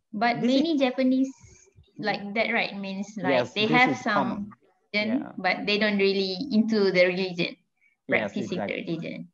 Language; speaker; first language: English; non-native, fluent; Malay